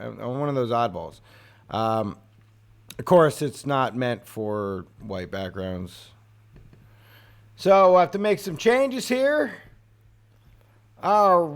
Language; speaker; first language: English; native; English